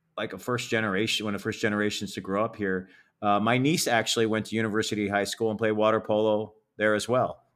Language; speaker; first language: English; native; English